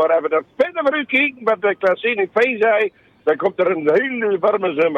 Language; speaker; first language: Dutch; native; Dutch